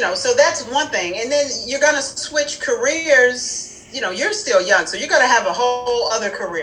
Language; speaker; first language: English; native; English